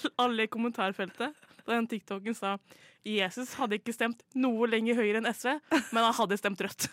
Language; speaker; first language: Norwegian; native; Norwegian